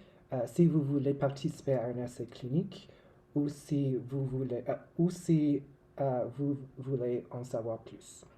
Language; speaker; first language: French; non-native, local second language; English